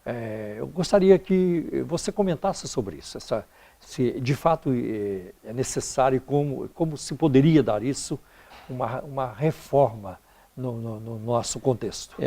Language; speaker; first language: Portuguese; native; Portuguese